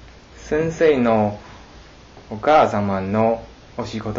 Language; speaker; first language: Japanese; non-native, learner; Chinese